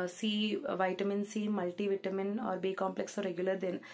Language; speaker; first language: Hindi; non-native, local second language; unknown